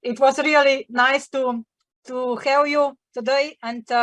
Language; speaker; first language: English; non-native, learner; Slovenian